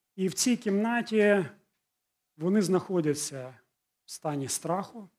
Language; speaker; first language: Ukrainian; non-native, local second language; Russian